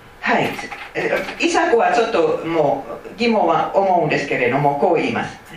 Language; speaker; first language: Japanese; non-native, fluent; Finnish